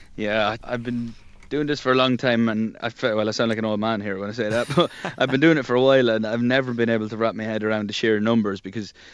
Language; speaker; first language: English; native; English